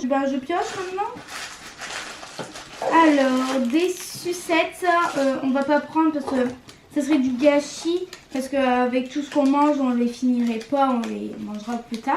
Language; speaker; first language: French; native; French